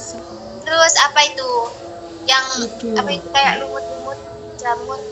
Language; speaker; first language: Indonesian; native; Indonesian